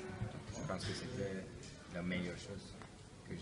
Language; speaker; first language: French; non-native, learner; Turkish